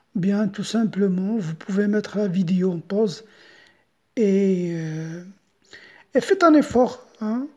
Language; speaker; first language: French; non-native, local second language; Arabic